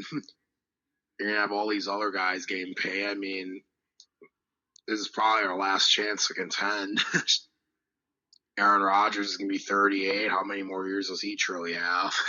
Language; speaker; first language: English; native; English